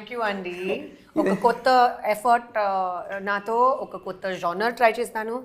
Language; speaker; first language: Telugu; non-native, learner; Hindi